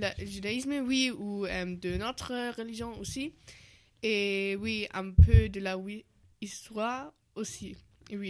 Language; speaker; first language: French; non-native, learner; German